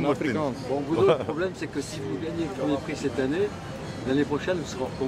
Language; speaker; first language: French; native; French